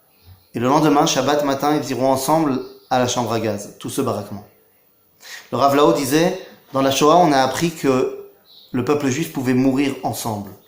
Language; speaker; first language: French; native; French